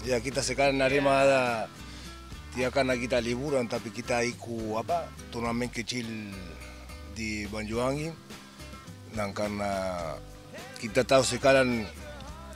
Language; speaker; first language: Indonesian; non-native, learner; Spanish